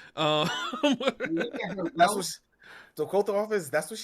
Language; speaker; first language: English; native; English